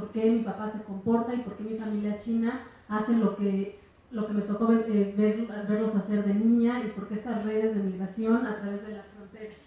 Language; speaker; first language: Spanish; native; Spanish